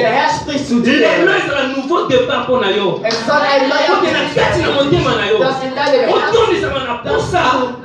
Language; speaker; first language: German; non-native, learner; French